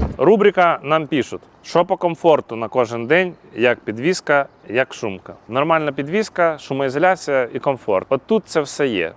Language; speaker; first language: Ukrainian; non-native, local second language; Russian